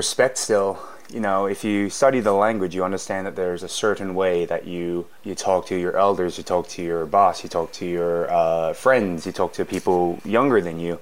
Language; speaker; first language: English; native; English